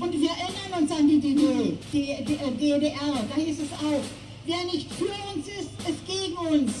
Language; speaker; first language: German; native; German